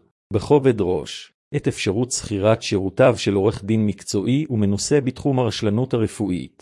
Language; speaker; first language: Hebrew; native; Hebrew